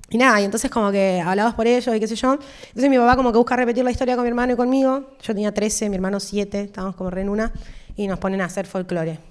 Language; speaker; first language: Spanish; native; Spanish